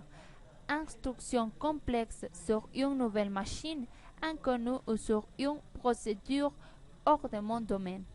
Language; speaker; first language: French; non-native, learner; Spanish